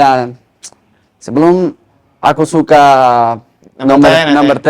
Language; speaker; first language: Indonesian; non-native, learner; Spanish